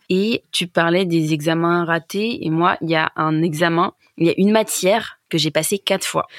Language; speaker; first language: French; native; French